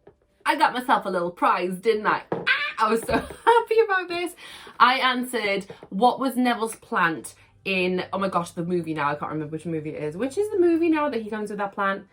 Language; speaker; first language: English; native; English